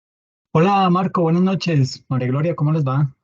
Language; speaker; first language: Spanish; native; Spanish